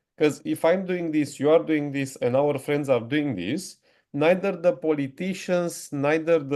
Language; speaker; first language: English; non-native, fluent; Romanian